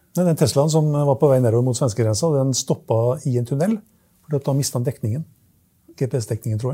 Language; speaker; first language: Norwegian; native; Norwegian